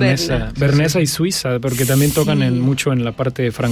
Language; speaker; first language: Spanish; native; Spanish